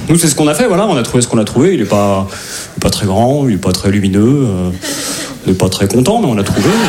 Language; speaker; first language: French; native; French